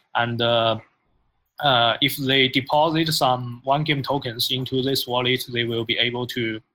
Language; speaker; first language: English; non-native, fluent; Chinese